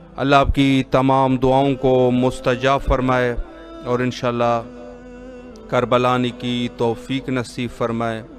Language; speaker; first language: Urdu; native; Urdu